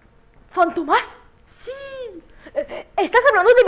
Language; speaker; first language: Spanish; non-native, learner; French